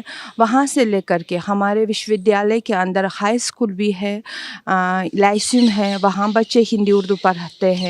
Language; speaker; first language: Hindi; non-native, fluent; Uzbek